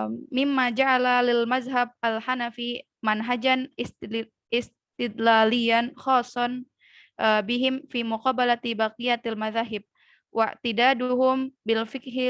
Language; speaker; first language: Arabic; non-native, learner; Indonesian